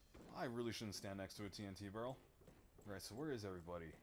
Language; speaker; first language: English; native; English